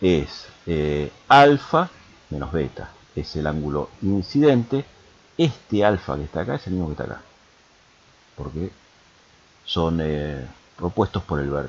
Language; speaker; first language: Spanish; native; Spanish